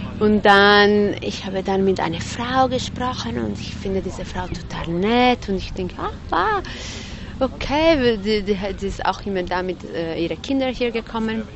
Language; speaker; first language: German; non-native, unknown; Italian